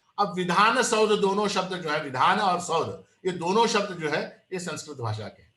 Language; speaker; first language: Hindi; non-native, local second language; Kannada